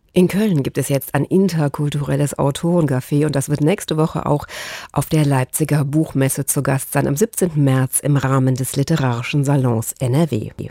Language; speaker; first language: German; native; German